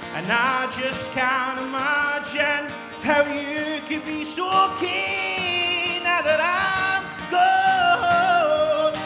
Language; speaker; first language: English; native; English